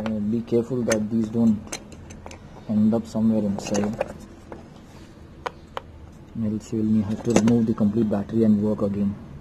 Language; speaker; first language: English; non-native, local second language; Gujarati